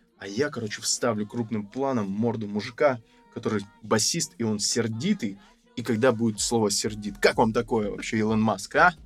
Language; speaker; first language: Russian; native; Russian